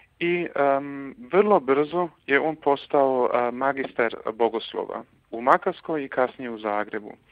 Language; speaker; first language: Croatian; early bilingual, heritage; Croatian